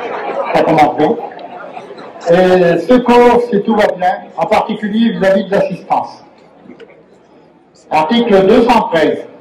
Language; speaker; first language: French; native; French